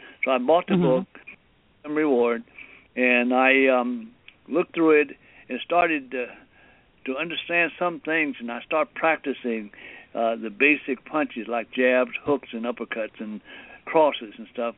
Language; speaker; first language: English; early bilingual, other home language; Cantonese